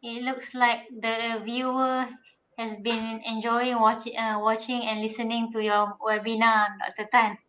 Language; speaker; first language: English; non-native, local second language; Malay